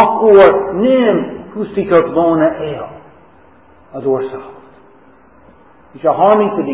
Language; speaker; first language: Hungarian; non-native, learner; English